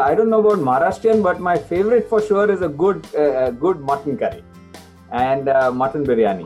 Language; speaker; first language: English; non-native, local second language; Marathi